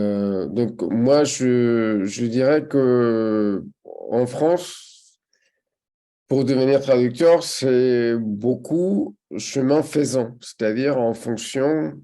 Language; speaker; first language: French; non-native, fluent; Spanish